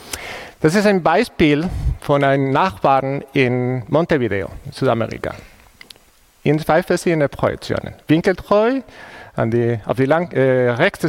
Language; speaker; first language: German; non-native, fluent; Spanish